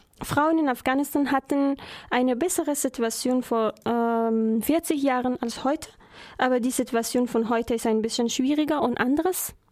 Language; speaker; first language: German; non-native, learner; Persian